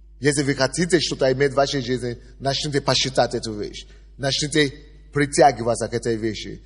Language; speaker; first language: Russian; non-native, fluent; Yoruba